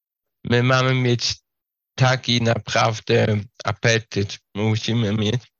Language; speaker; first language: Polish; non-native, fluent; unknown